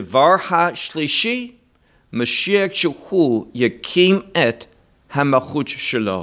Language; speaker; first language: Hebrew; non-native, fluent; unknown